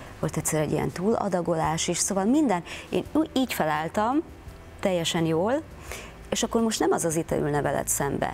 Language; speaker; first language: Hungarian; early bilingual, other home language; Czech